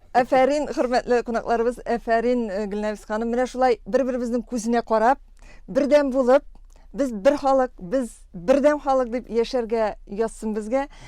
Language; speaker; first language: Tatar; native; Tatar